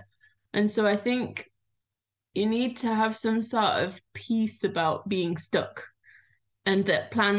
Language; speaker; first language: English; native; English